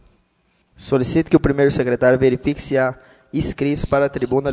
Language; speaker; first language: Portuguese; native; Portuguese